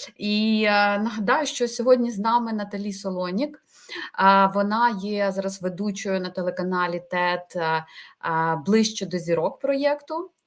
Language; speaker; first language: Ukrainian; native; Ukrainian